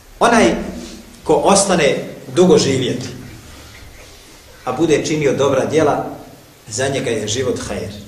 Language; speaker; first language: Bosnian; native; Bosnian